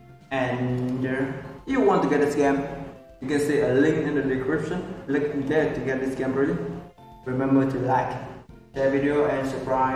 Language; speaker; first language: English; non-native, learner; Vietnamese